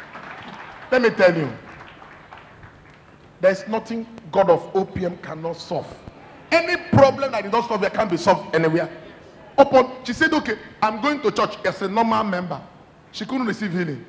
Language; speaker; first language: English; non-native, local second language; Igbo